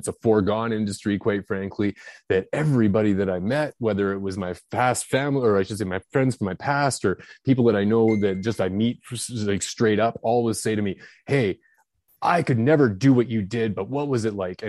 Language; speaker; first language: English; native; English